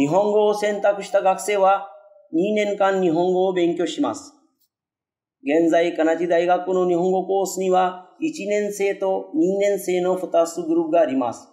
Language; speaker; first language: Japanese; non-native, fluent; Urdu